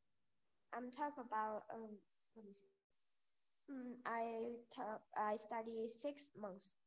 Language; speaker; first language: English; non-native, learner; Spanish